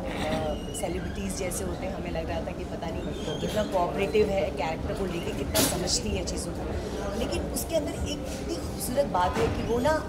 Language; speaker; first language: Hindi; native; Hindi